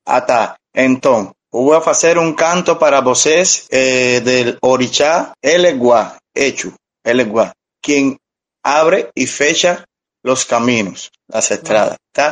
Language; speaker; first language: Portuguese; non-native, learner; Spanish